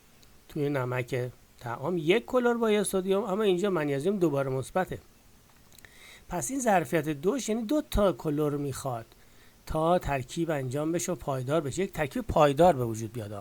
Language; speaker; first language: Persian; native; Persian